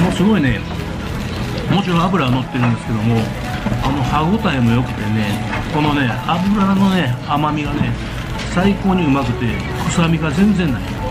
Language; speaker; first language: Japanese; native; Japanese